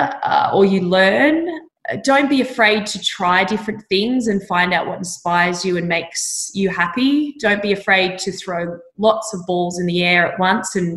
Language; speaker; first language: English; native; English